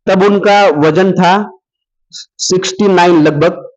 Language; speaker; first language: Hindi; non-native, local second language; Marathi